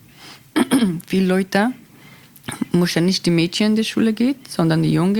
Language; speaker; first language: German; non-native, learner; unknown